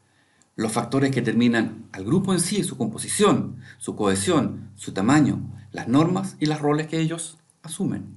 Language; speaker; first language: Spanish; native; Spanish